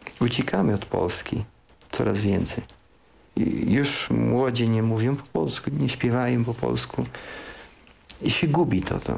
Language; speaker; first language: Polish; early bilingual, heritage; Polish